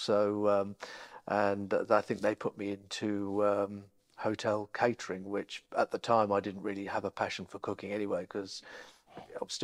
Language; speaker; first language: English; native; English